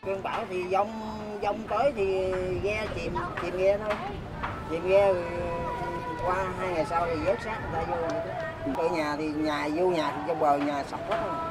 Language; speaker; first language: Vietnamese; native; Vietnamese